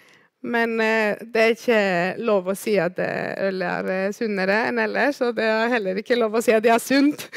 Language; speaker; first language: Norwegian; non-native, fluent; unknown